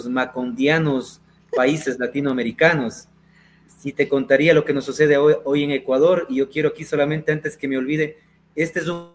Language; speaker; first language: Spanish; native; Spanish